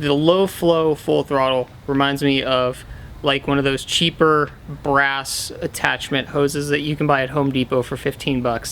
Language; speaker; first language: English; native; English